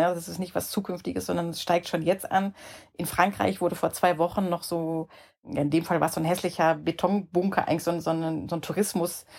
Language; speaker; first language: German; native; German